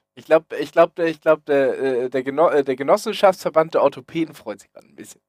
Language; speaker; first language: German; native; German